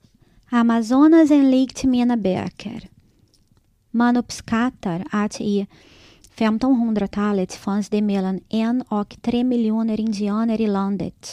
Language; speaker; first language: Swedish; non-native, fluent; Portuguese